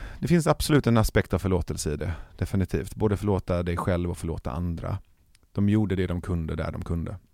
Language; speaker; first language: Swedish; early bilingual, other home language; Persian